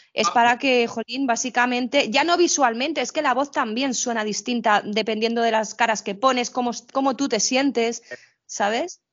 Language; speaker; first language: Spanish; native; Spanish